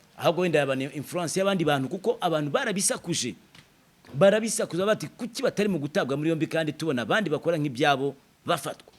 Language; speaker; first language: Kinyarwanda; native; Kinyarwanda